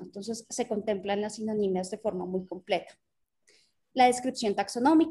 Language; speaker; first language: Spanish; native; Spanish